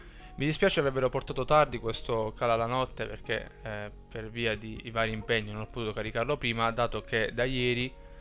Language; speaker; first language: Italian; native; Italian